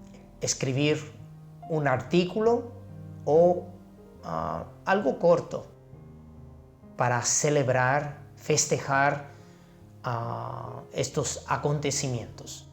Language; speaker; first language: Spanish; non-native, fluent; Chinese